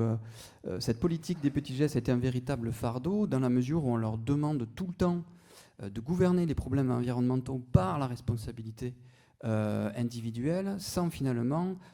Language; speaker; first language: French; native; French